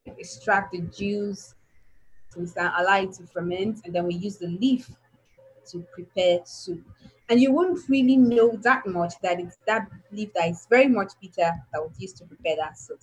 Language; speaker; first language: English; non-native, local second language; Igbo